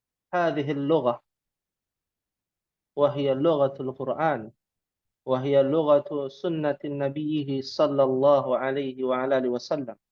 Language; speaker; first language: Arabic; non-native, fluent; Indonesian